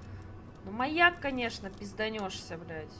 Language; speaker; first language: Russian; native; Russian